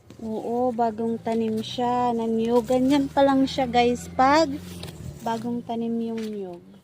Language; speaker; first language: Filipino; non-native, local second language; Waray